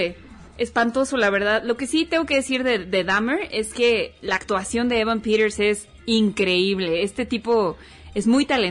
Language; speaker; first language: Spanish; native; Spanish